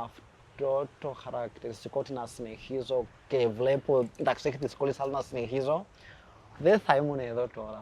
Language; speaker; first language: Greek; non-native, fluent; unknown